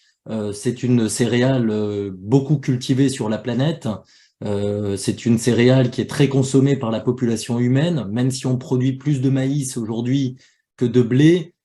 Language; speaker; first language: French; native; French